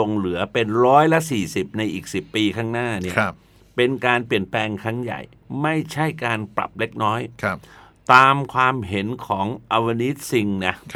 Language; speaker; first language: Thai; native; Thai